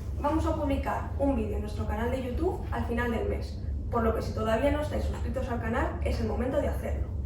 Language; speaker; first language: Spanish; native; Spanish